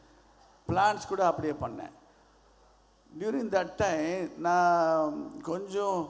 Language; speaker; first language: Tamil; non-native, learner; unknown